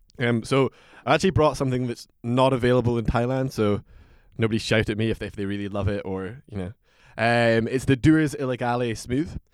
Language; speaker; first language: English; native; English